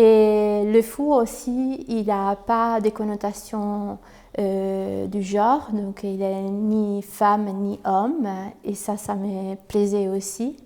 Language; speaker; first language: French; non-native, fluent; Italian